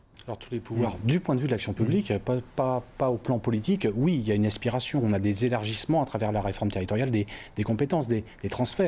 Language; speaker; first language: French; native; French